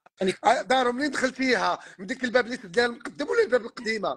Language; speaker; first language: Arabic; native; Arabic